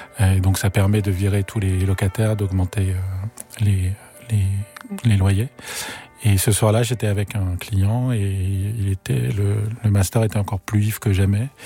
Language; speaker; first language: French; native; French